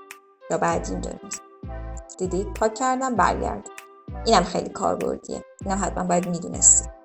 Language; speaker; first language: Persian; native; Persian